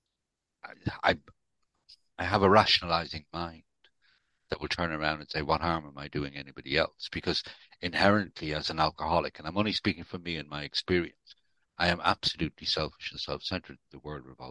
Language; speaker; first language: English; native; English